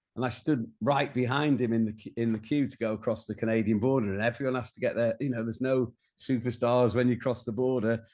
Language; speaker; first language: English; native; English